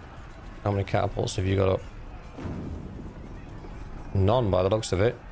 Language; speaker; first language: English; native; English